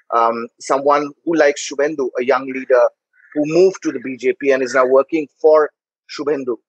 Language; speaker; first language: English; non-native, local second language; Bangla